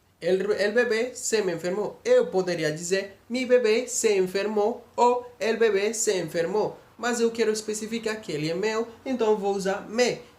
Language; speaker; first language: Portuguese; native; Portuguese